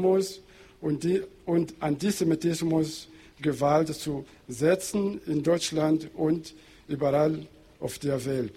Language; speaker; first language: German; non-native, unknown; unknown